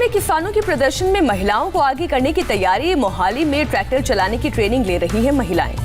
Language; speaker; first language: Hindi; native; Hindi